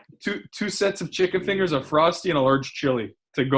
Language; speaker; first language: English; native; English